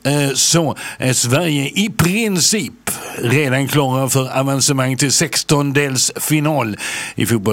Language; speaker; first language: Swedish; native; Swedish